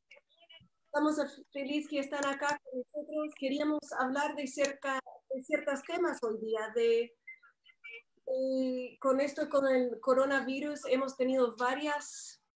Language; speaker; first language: Spanish; non-native, fluent; English